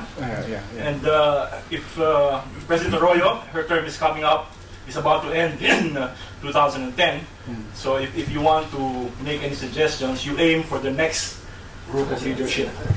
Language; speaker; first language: English; non-native, local second language; Bikol